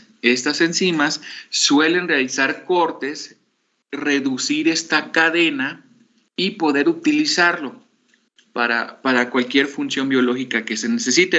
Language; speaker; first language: Spanish; native; Spanish